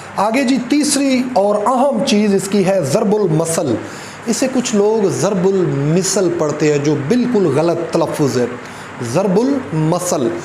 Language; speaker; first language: Urdu; non-native, local second language; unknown